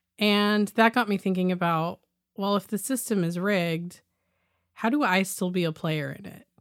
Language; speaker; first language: English; native; English